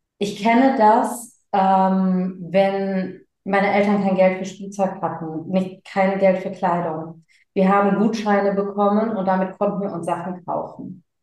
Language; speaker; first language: German; early bilingual, other home language; Tamil